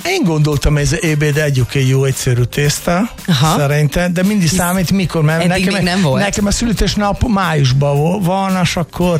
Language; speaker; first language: Hungarian; non-native, learner; Italian